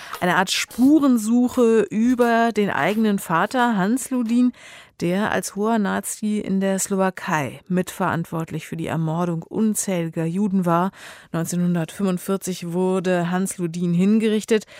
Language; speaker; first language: German; native; German